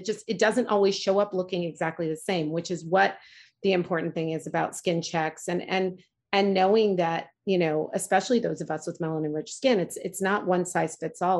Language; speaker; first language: English; native; English